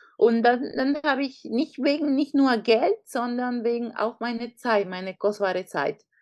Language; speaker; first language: German; non-native, fluent; Spanish